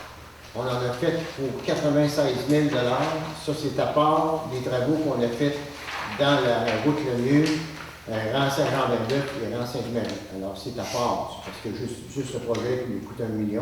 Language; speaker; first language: French; native; French